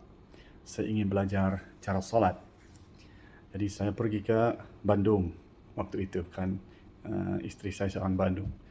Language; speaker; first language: Indonesian; non-native, fluent; English